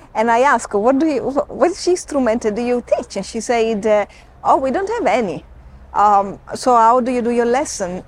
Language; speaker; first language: English; non-native, fluent; Italian